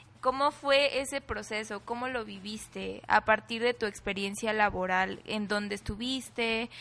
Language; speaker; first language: Spanish; native; Spanish